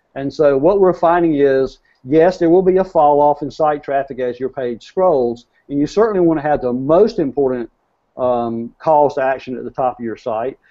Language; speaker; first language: English; native; English